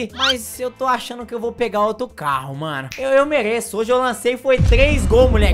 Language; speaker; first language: Portuguese; native; Portuguese